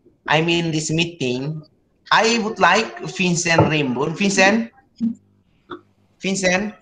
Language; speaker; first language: English; non-native, learner; Indonesian